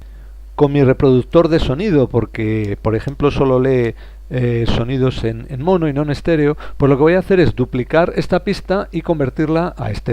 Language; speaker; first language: Spanish; native; Spanish